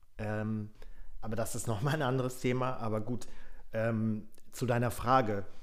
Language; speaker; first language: German; early bilingual, other home language; Polish